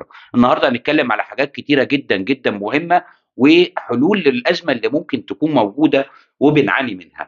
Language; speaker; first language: Arabic; native; Arabic